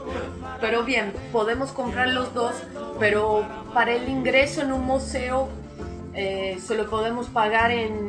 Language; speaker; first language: Spanish; non-native, fluent; Portuguese